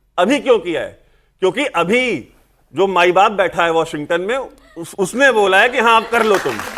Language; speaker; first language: Hindi; native; Hindi